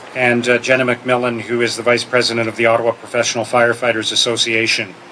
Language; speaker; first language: English; native; English